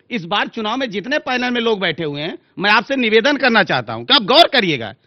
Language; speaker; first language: Hindi; native; Hindi